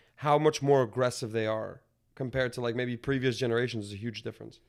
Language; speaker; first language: English; native; English